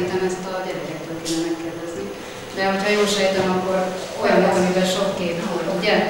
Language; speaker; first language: Hungarian; native; Hungarian